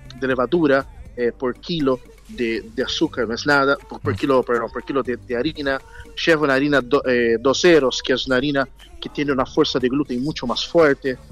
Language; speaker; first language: Spanish; non-native, fluent; Portuguese